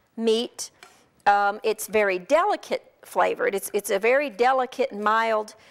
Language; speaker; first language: English; native; English